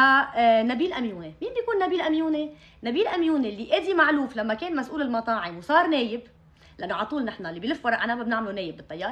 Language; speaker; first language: Arabic; native; Arabic